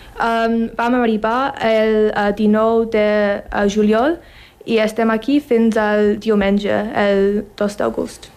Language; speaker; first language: Catalan; non-native, learner; English